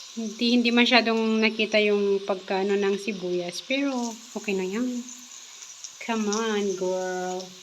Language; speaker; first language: Filipino; non-native, local second language; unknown